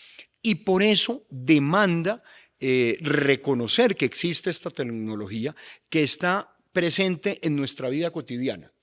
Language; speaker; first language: Spanish; native; Spanish